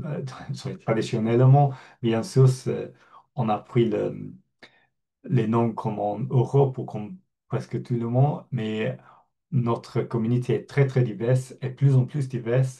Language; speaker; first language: French; non-native, fluent; English